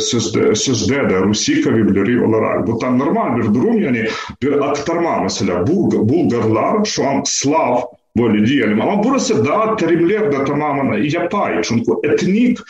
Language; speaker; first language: Turkish; non-native, fluent; Ukrainian